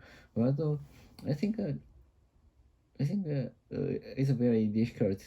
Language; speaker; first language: English; non-native, learner; Japanese